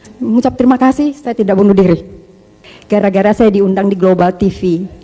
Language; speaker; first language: Indonesian; early bilingual, heritage; Indonesian